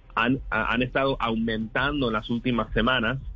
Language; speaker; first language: Spanish; early bilingual, heritage; Spanish